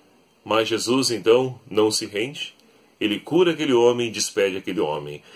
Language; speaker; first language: Portuguese; native; Portuguese